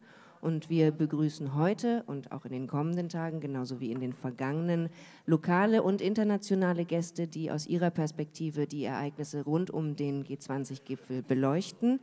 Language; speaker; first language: German; native; German